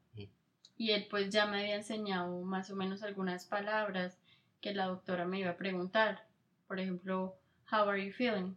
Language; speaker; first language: Spanish; native; Spanish